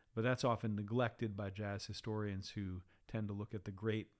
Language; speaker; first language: English; native; English